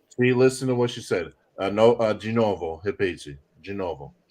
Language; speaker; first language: Portuguese; non-native, learner; English